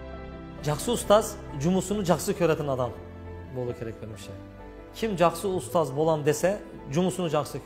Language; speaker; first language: Kazakh; non-native, learner; Turkish